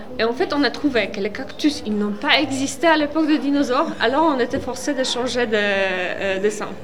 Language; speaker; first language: French; non-native, fluent; Polish